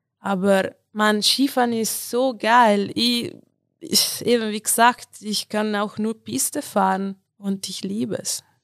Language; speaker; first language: German; non-native, local second language; Ladin